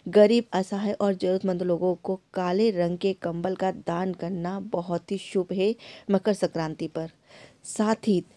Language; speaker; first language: Hindi; native; Hindi